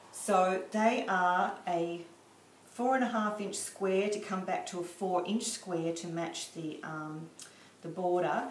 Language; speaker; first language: English; native; English